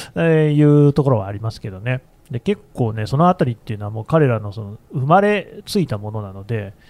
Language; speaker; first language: Japanese; native; Japanese